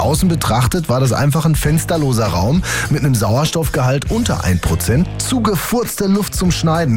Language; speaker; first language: German; native; German